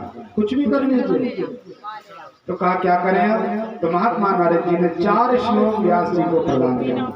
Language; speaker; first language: Hindi; native; Hindi